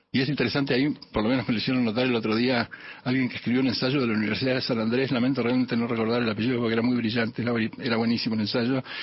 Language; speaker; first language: Spanish; native; Spanish